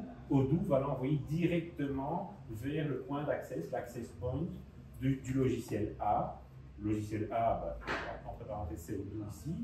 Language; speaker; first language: French; native; French